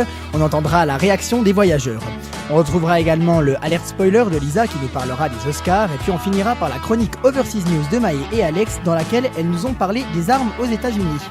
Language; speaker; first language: French; native; French